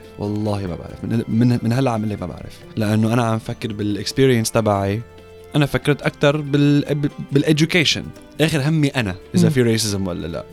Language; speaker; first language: Arabic; early bilingual, heritage; Arabic